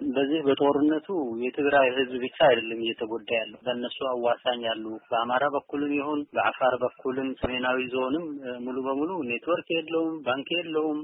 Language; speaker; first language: Amharic; non-native, local second language; Afar